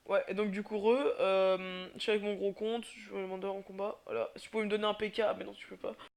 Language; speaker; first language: French; native; French